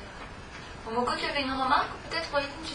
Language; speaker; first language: French; native; French